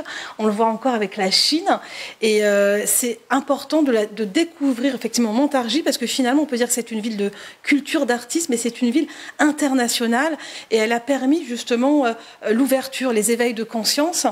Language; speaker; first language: French; native; French